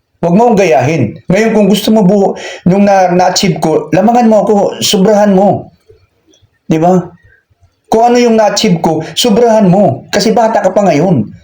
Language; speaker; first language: Filipino; non-native, local second language; Cebuano